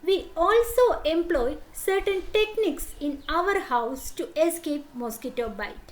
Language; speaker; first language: English; non-native, local second language; Malayalam